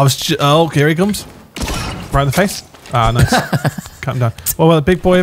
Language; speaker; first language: English; native; English